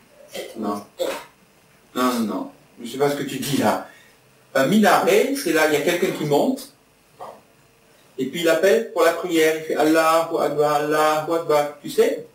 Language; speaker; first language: French; native; French